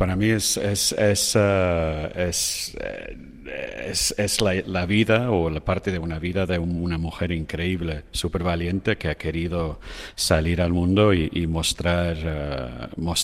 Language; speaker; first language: Spanish; non-native, fluent; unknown